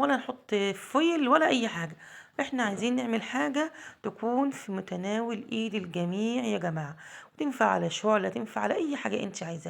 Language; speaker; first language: Arabic; native; Arabic